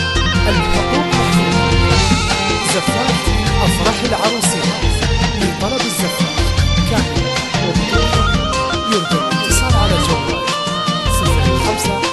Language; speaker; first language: Arabic; native; Arabic